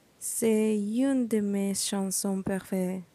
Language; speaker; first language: French; non-native, learner; Spanish